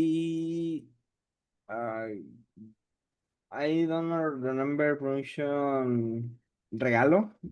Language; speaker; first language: English; non-native, learner; Spanish